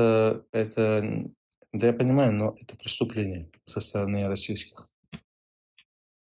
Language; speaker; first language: Russian; non-native, local second language; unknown